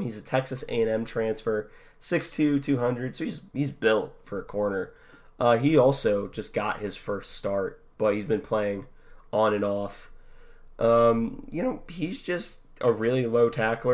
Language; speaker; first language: English; native; English